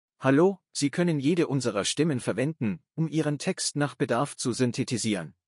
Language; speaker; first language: German; non-native, learner; Spanish